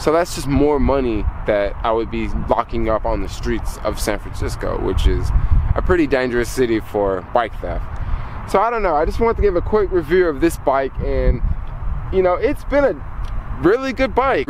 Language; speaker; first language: English; native; English